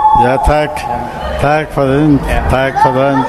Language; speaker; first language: Danish; non-native, learner; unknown